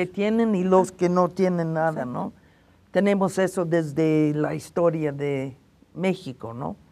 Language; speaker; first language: Spanish; non-native, fluent; English